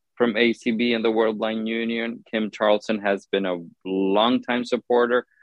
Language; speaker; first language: English; non-native, fluent; Spanish